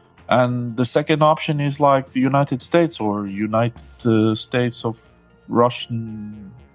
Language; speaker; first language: English; non-native, fluent; Latvian